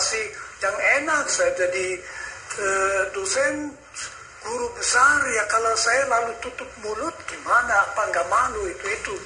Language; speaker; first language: Indonesian; non-native, fluent; German